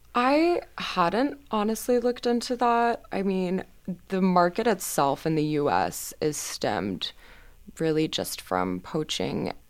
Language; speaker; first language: English; native; English